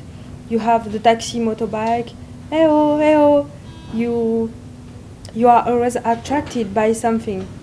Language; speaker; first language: English; non-native, learner; French